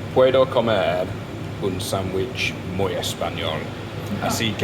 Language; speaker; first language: Spanish; non-native, learner; English